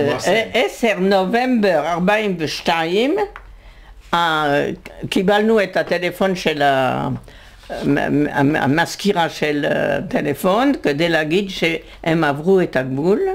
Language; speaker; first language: Hebrew; non-native, fluent; French